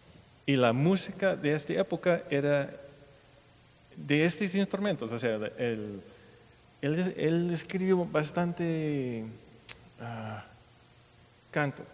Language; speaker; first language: Spanish; non-native, fluent; English